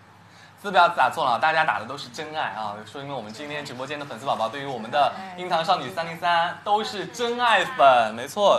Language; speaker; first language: Chinese; native; Chinese